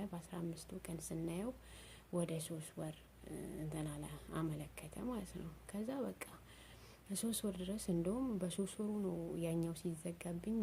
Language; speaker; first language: Amharic; non-native, local second language; Oromo